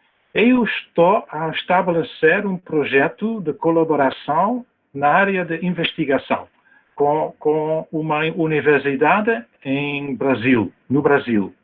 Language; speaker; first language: Portuguese; non-native, fluent; Dutch